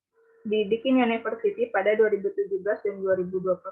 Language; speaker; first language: Indonesian; native; Indonesian